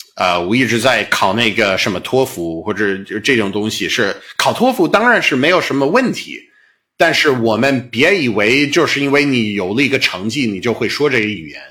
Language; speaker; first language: Chinese; non-native, fluent; English